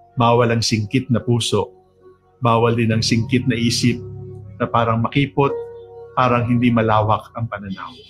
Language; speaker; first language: Filipino; native; Filipino